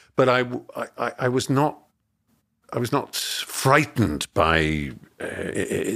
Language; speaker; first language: English; native; English